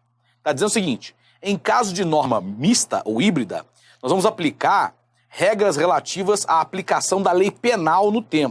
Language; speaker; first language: Portuguese; native; Portuguese